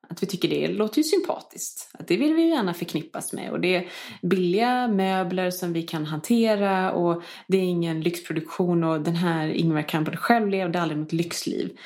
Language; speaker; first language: Swedish; native; Swedish